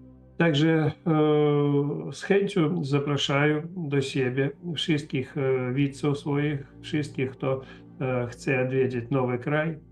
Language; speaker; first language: Polish; non-native, learner; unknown